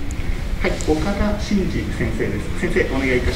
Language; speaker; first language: Japanese; native; Japanese